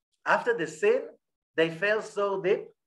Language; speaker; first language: English; non-native, fluent; Hebrew